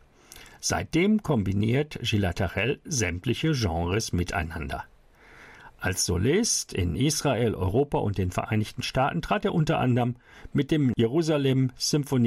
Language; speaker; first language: German; native; German